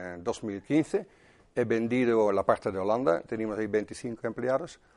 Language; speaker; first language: Spanish; non-native, fluent; Dutch